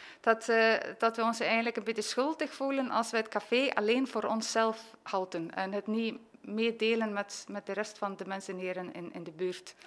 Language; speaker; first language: Dutch; non-native, fluent; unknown